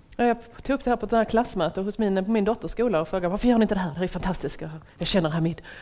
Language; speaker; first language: Swedish; native; Swedish